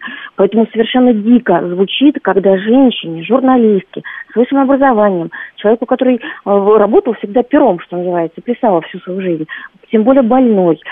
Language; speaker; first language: Russian; native; Russian